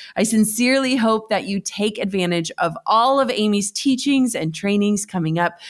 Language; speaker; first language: English; native; English